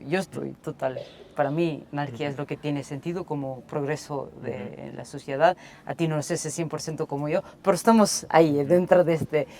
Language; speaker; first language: Spanish; non-native, fluent; Portuguese